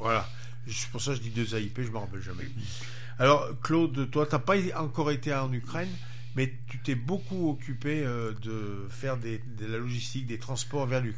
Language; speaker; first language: French; native; French